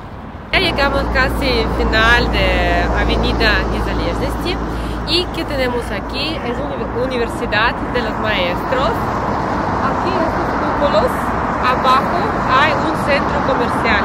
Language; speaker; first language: Spanish; non-native, learner; Russian